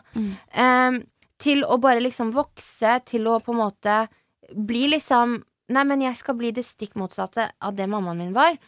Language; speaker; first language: Norwegian; early bilingual, other home language; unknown